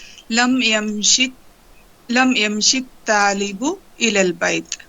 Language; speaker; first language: Arabic; non-native, learner; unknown